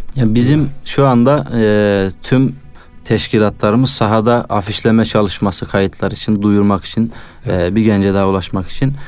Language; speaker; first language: Turkish; native; Turkish